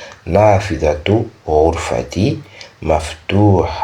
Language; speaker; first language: Arabic; non-native, fluent; French